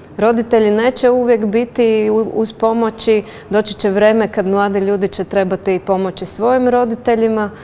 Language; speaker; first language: Serbian; non-native, fluent; Latvian